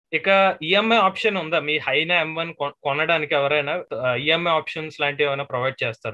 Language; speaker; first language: Telugu; native; Telugu